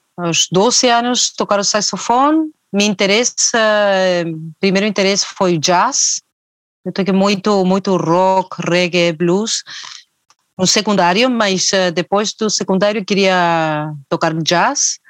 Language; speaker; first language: Portuguese; non-native, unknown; Spanish